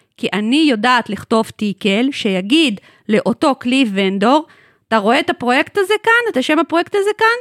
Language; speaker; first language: Hebrew; non-native, fluent; Russian